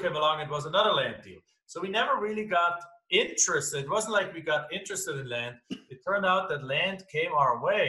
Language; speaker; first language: English; non-native, fluent; German